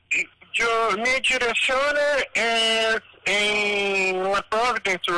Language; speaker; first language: Spanish; non-native, learner; Portuguese